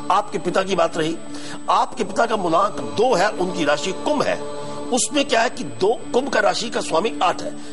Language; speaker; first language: Hindi; native; Hindi